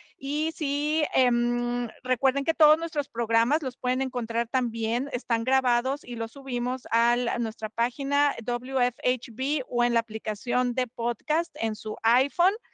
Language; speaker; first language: Spanish; native; Spanish